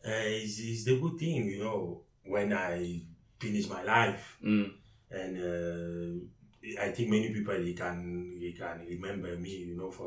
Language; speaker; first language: English; non-native, learner; French